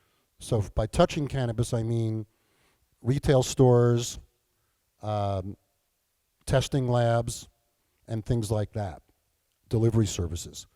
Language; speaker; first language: English; native; English